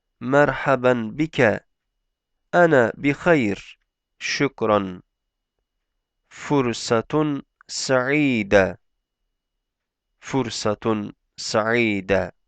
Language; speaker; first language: Arabic; non-native, fluent; Turkish